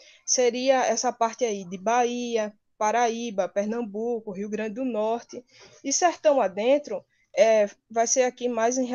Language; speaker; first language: Portuguese; native; Portuguese